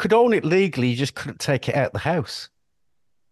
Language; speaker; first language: English; native; English